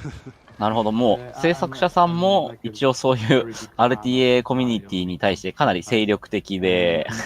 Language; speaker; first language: Japanese; native; Japanese